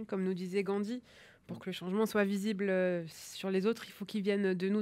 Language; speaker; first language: French; native; French